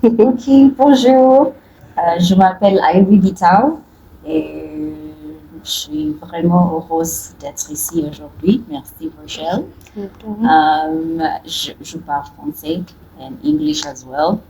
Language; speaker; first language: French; non-native, learner; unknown